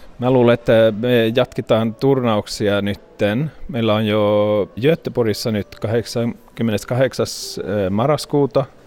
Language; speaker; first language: Finnish; early bilingual, heritage; Finnish